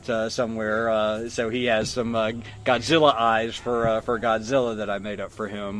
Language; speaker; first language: English; native; English